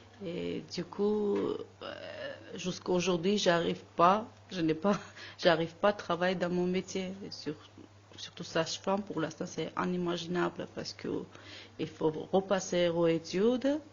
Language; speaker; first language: French; non-native, learner; Armenian